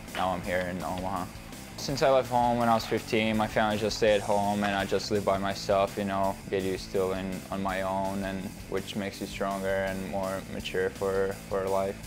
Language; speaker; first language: English; non-native, fluent; Czech